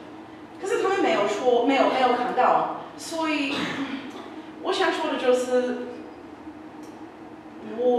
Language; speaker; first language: Chinese; non-native, learner; English